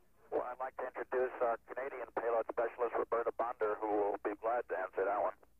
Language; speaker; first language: English; native; English